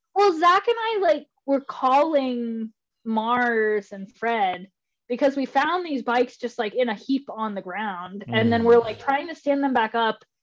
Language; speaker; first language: English; native; English